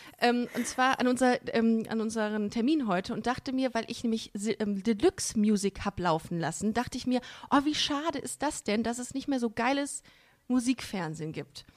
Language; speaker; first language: German; native; German